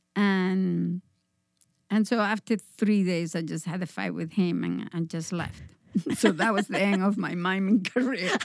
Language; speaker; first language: English; non-native, fluent; Spanish